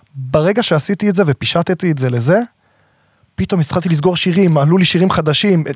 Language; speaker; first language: Hebrew; native; Hebrew